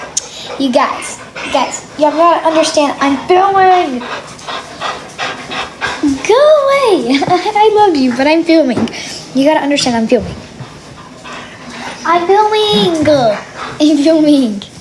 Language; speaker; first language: English; native; English